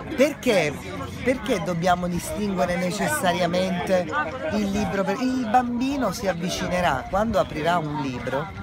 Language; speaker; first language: Italian; native; Italian